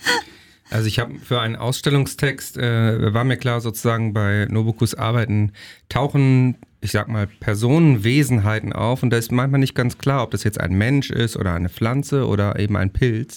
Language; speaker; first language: German; native; German